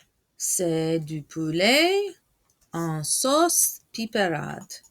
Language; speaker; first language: French; non-native, fluent; English